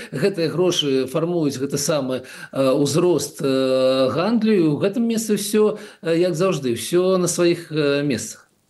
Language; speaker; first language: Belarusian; native; Belarusian